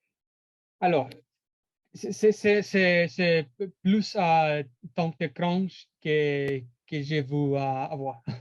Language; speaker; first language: French; non-native, learner; English